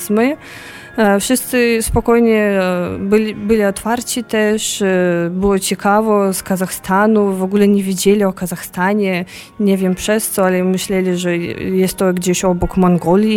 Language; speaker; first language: Polish; non-native, fluent; Russian